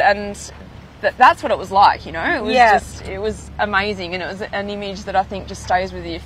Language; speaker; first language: English; native; English